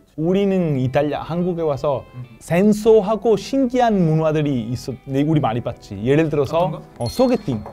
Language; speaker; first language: Korean; non-native, fluent; Italian